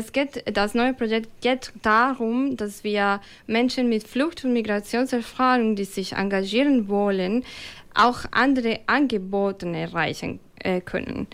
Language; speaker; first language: German; non-native, fluent; Spanish